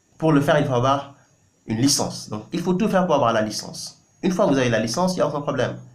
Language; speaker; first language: French; non-native, local second language; Wolof